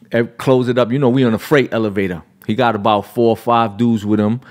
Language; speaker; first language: English; native; English